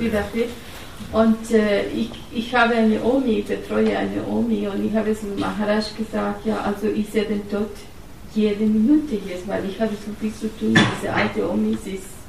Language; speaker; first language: German; non-native, learner; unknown